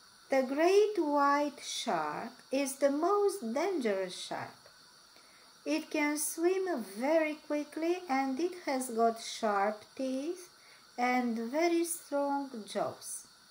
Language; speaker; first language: English; non-native, fluent; Romanian